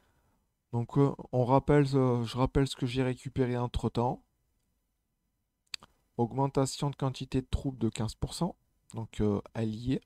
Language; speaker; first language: French; native; French